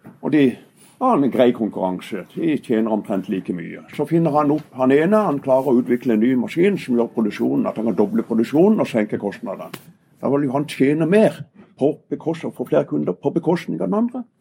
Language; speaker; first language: Norwegian; native; Norwegian